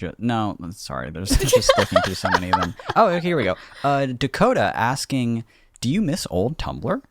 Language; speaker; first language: English; native; English